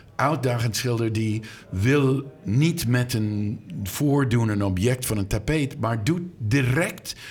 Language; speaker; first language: Dutch; non-native, learner; English